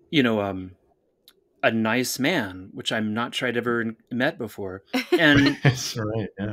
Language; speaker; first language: English; native; English